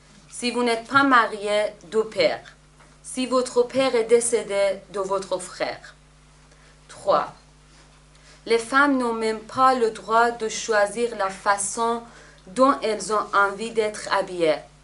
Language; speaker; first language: French; non-native, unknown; Persian